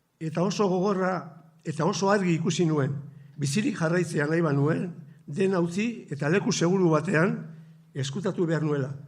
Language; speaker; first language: Basque; native; Basque